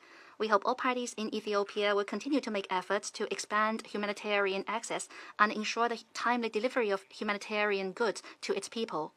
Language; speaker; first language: English; non-native, fluent; Chinese